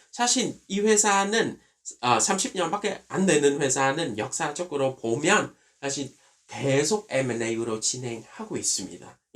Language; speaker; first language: Korean; non-native, fluent; Vietnamese